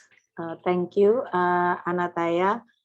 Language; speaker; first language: English; non-native, fluent; Indonesian